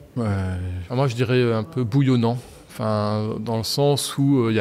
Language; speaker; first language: French; native; French